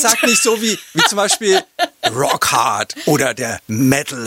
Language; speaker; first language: German; native; German